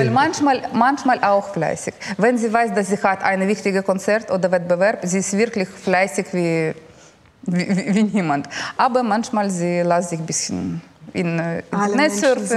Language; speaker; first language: German; non-native, learner; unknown